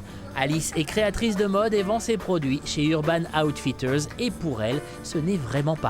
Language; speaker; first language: French; native; French